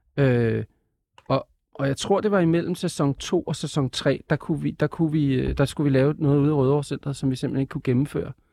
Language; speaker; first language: Danish; native; Danish